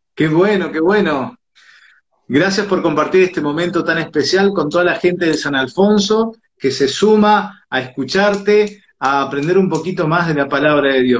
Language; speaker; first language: Spanish; native; Spanish